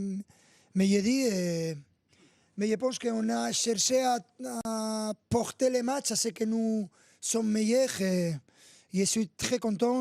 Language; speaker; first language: French; non-native, fluent; Spanish